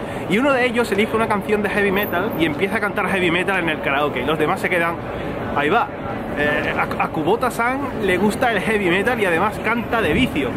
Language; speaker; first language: Spanish; native; Spanish